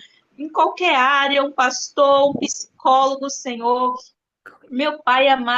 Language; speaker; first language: Portuguese; native; Portuguese